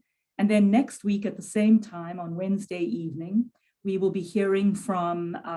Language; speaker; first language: English; native; English